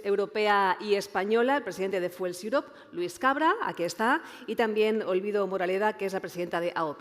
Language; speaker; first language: Spanish; native; Spanish